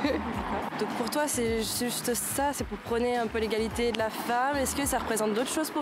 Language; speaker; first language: French; native; French